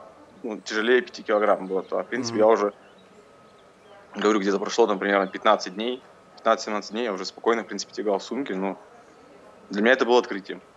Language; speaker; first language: Russian; native; Russian